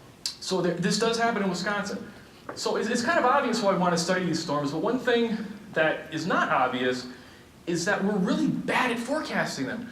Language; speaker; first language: English; native; English